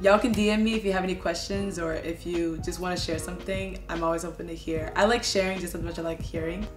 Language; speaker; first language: English; early bilingual, other home language; Japanese